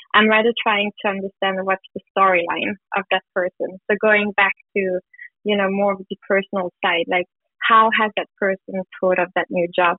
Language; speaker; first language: English; non-native, fluent; German